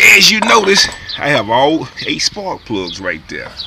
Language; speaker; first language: English; native; English